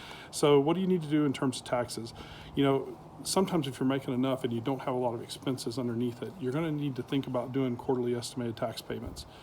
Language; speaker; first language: English; native; English